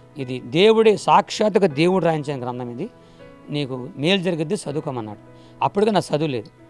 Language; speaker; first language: Telugu; non-native, local second language; Koya